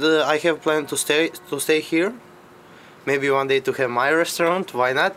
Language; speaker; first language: English; non-native, fluent; Serbian